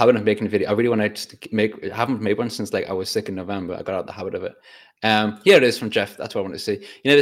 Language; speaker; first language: English; native; English